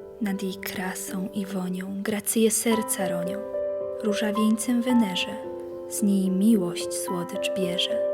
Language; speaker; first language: Polish; native; Polish